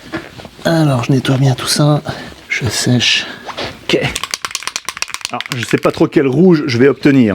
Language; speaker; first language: French; native; French